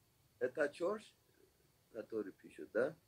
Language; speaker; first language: Russian; non-native, learner; Persian